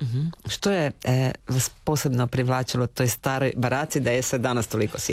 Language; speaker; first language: Serbian; native; Serbian